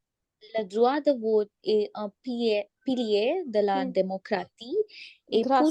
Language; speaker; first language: French; non-native, learner; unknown